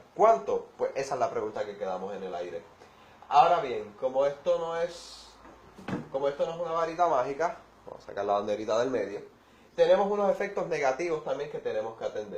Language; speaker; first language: Spanish; native; Spanish